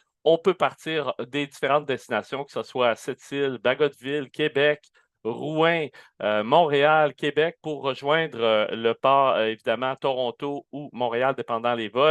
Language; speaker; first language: French; native; French